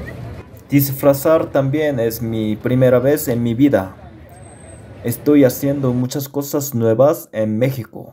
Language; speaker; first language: Spanish; non-native, learner; Korean